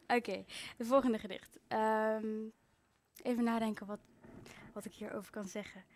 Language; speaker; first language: Dutch; early bilingual, other home language; Kinyarwanda